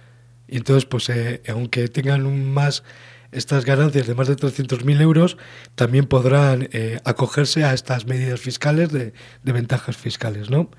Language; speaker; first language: Spanish; native; Spanish